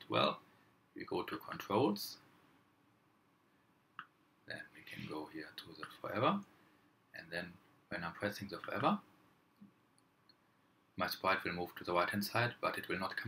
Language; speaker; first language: English; non-native, fluent; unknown